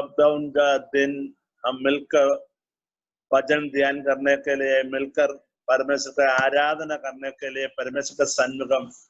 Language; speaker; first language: Hindi; non-native, learner; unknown